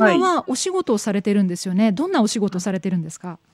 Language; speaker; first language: Japanese; native; Japanese